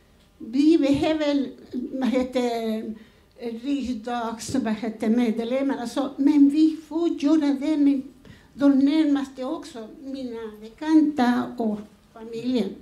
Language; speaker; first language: Swedish; non-native, fluent; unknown